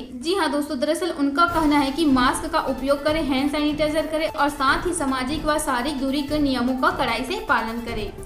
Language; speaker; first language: Hindi; native; Hindi